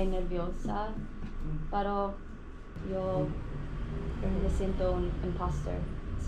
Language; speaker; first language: Spanish; non-native, learner; English